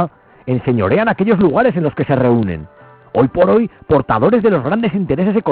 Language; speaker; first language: Spanish; native; Spanish